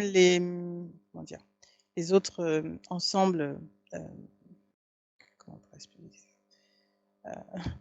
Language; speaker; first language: French; native; French